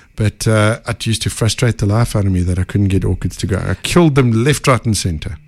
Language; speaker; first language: English; native; English